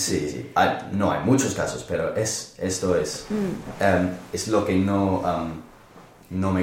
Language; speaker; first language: Spanish; non-native, learner; English